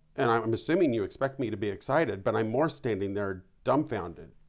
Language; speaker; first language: English; native; English